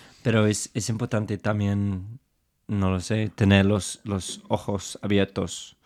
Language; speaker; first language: Spanish; non-native, fluent; English